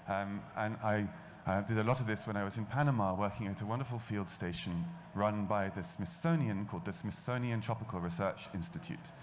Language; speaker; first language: English; native; English